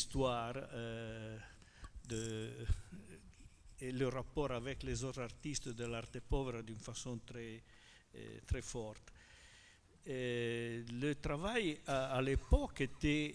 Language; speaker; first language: French; non-native, fluent; Italian